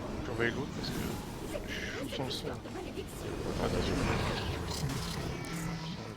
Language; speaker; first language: French; native; French